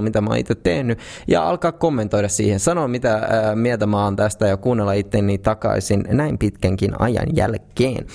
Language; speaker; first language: Finnish; native; Finnish